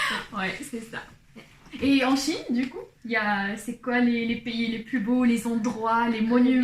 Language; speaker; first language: French; non-native, local second language; Arabic